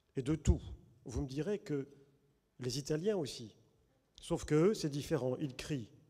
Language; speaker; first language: French; native; French